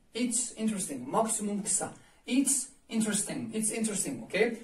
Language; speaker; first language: English; non-native, learner; Azerbaijani